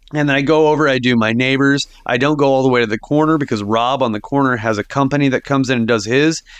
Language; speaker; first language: English; native; English